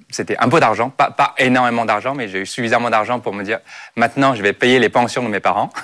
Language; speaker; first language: French; non-native, fluent; Chinese